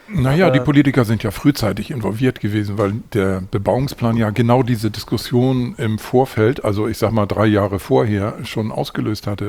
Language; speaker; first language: German; native; German